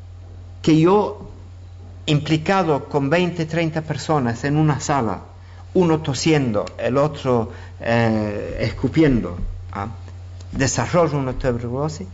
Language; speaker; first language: Spanish; non-native, fluent; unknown